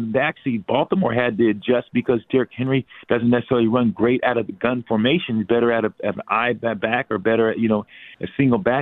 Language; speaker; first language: English; native; English